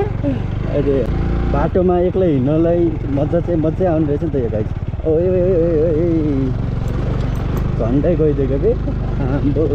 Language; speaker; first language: Nepali; native; Nepali